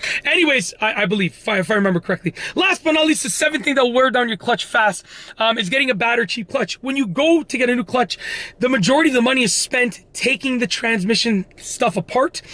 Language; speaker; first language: English; native; English